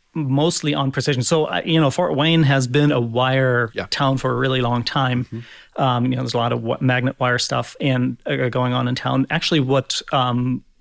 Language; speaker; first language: English; non-native, fluent; German